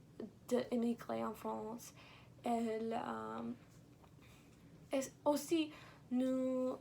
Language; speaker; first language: French; non-native, learner; English